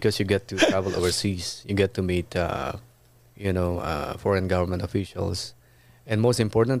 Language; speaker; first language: English; non-native, local second language; Iloko